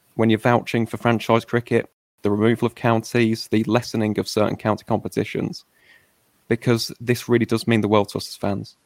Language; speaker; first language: English; native; English